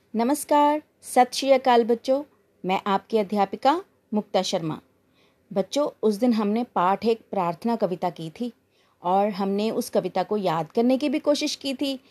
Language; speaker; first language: Hindi; non-native, local second language; Punjabi